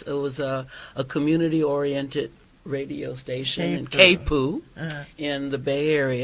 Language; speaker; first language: English; native; English